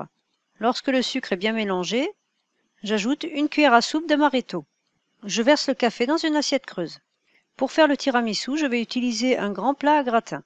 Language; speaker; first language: French; native; French